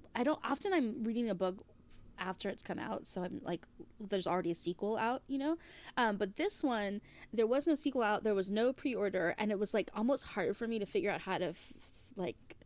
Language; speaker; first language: English; native; English